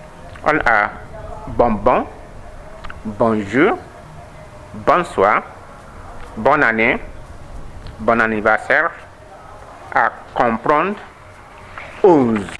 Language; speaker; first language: French; non-native, learner; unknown